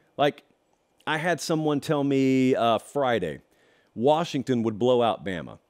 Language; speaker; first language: English; native; English